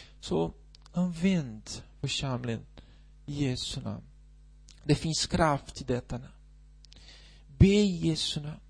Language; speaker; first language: Swedish; non-native, fluent; Portuguese